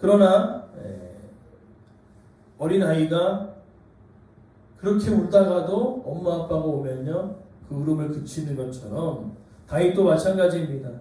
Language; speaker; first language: Korean; native; Korean